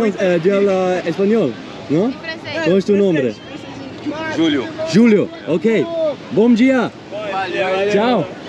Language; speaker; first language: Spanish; non-native, learner; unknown